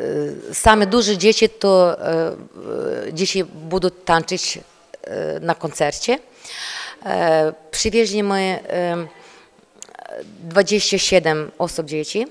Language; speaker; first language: Polish; non-native, learner; Ukrainian